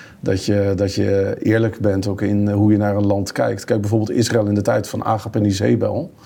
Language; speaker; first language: Dutch; native; Dutch